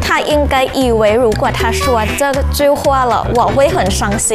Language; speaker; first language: Chinese; non-native, fluent; Thai